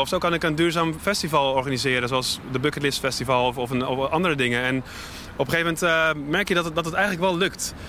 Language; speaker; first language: Dutch; native; Dutch